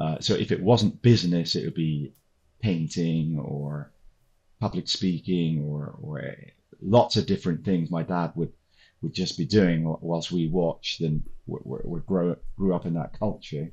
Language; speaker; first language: English; native; English